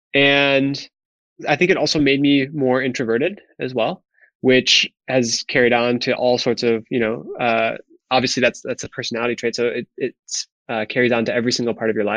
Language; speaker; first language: English; native; English